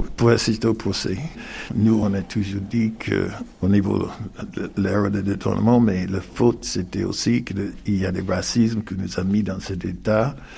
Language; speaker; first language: French; non-native, fluent; English